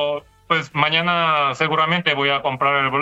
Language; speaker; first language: Spanish; non-native, fluent; Korean